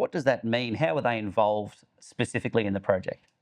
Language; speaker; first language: English; native; English